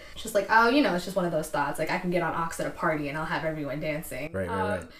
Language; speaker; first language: English; native; English